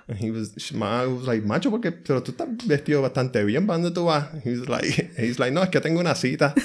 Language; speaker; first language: English; native; English